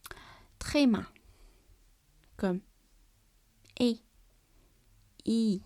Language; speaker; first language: French; non-native, learner; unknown